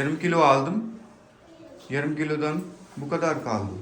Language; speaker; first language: Turkish; non-native, learner; Urdu